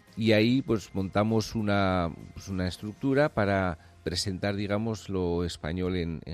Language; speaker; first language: Spanish; native; Spanish